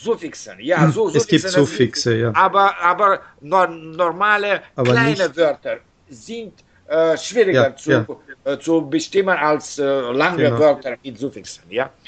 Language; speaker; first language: German; non-native, learner; Russian